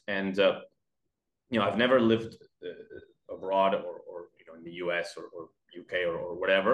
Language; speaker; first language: English; non-native, fluent; Spanish